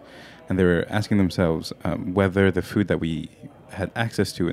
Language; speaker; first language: English; non-native, local second language; Cantonese